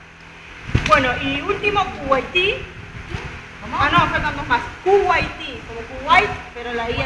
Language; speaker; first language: Spanish; native; Spanish